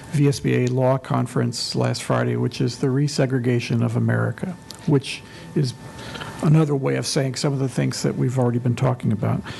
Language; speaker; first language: English; native; English